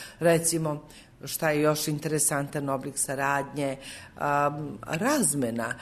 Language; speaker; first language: Serbian; native; Serbian